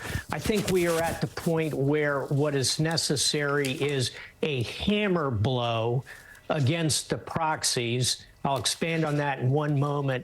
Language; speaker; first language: English; native; English